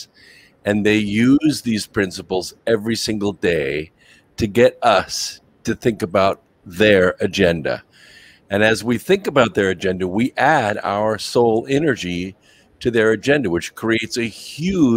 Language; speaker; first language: English; native; English